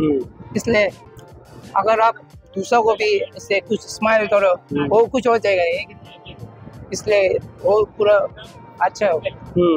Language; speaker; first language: Hindi; non-native, local second language; Tibetan